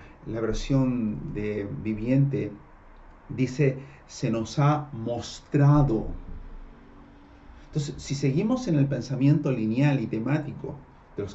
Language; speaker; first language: Spanish; native; Spanish